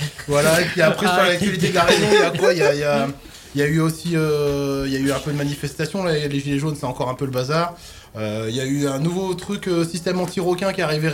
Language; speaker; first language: French; native; French